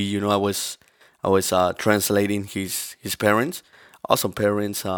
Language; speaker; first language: English; early bilingual, other home language; Spanish